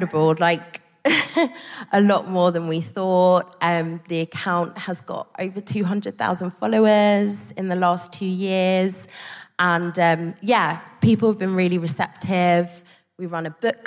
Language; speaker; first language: English; native; English